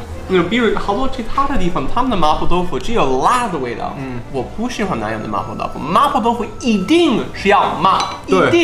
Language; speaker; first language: Chinese; non-native, fluent; English